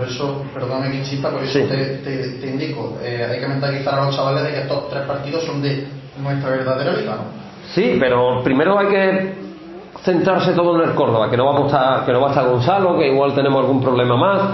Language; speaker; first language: Spanish; native; Spanish